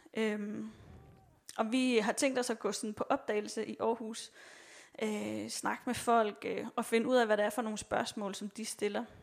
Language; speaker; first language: Danish; native; Danish